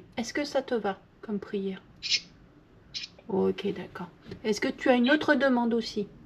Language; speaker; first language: French; native; French